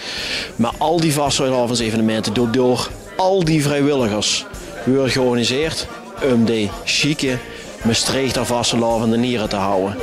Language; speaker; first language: Dutch; non-native, local second language; Limburgish